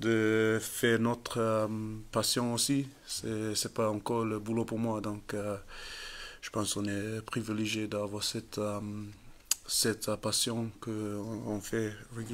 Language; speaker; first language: French; non-native, fluent; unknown